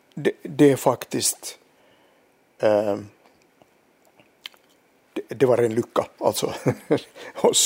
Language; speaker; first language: Swedish; non-native, local second language; Finnish